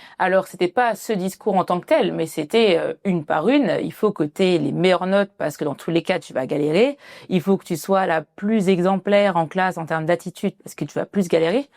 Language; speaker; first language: French; early bilingual, other home language; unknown